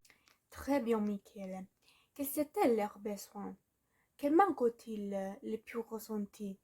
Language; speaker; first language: French; non-native, learner; Italian